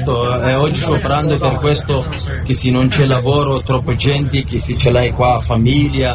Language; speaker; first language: Italian; non-native, learner; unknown